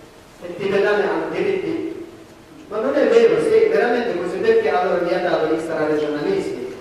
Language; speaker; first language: Italian; non-native, learner; Tibetan